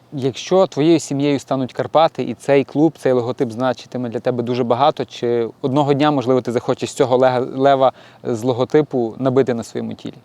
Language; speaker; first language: Ukrainian; native; Ukrainian